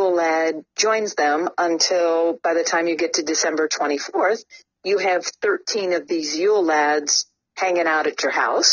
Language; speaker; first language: English; native; English